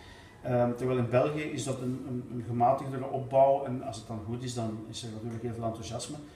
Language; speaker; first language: Dutch; native; Dutch